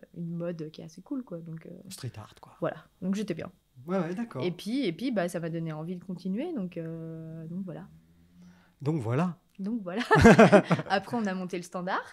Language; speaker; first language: French; native; French